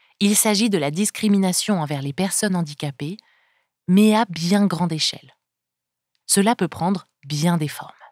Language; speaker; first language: French; native; French